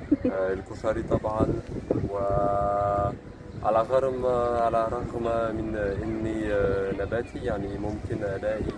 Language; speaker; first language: Arabic; non-native, fluent; French